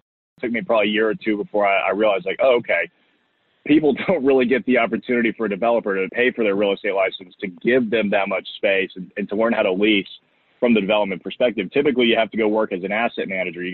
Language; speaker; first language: English; native; English